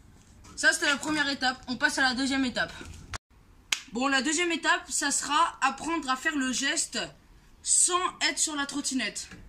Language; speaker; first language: French; native; French